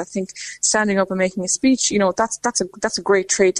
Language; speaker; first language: English; non-native, fluent; Lithuanian